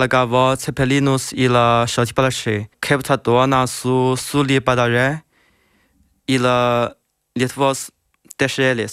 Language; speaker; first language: Lithuanian; non-native, learner; Chinese